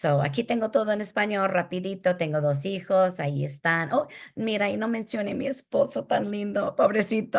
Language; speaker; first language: Spanish; early bilingual, heritage; Spanish